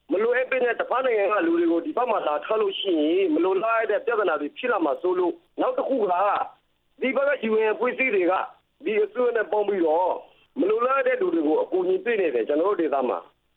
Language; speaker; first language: Burmese; native; Burmese